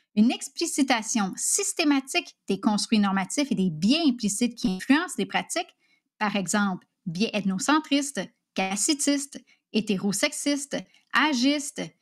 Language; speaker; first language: French; native; French